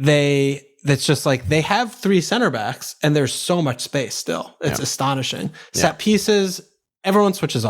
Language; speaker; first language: English; native; English